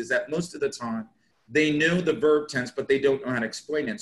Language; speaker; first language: English; native; English